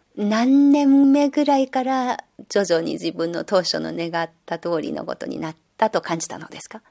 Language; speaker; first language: Japanese; non-native, fluent; Chinese